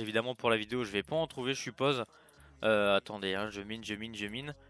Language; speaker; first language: French; native; French